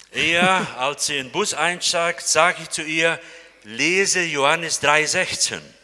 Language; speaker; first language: German; non-native, fluent; Portuguese